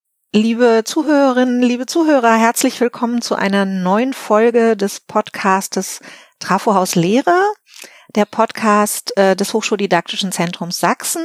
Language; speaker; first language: German; native; German